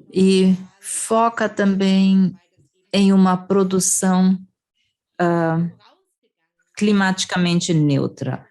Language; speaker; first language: Portuguese; non-native, fluent; German